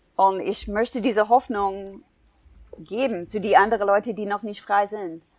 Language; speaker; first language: German; non-native, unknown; English